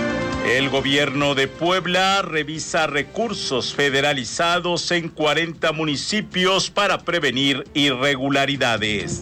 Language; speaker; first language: Spanish; native; Spanish